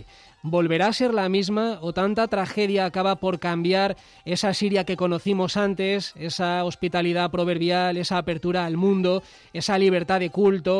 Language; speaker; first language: Spanish; native; Spanish